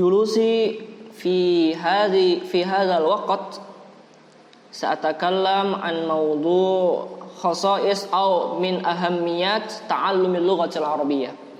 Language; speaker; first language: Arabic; non-native, fluent; Indonesian